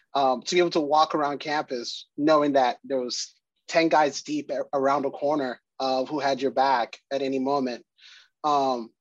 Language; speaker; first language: English; early bilingual, other home language; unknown